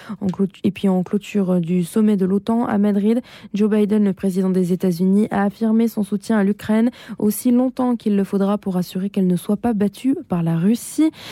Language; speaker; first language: French; native; French